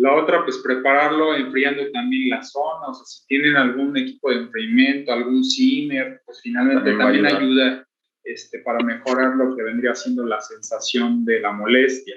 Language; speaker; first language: Spanish; native; Spanish